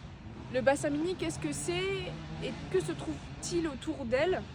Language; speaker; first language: French; native; French